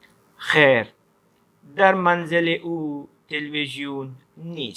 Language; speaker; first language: Persian; non-native, fluent; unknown